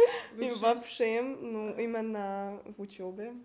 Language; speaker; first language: Russian; non-native, learner; Hungarian